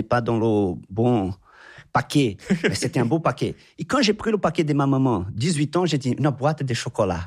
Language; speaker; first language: French; non-native, fluent; Portuguese